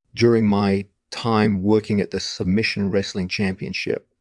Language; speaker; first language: English; native; English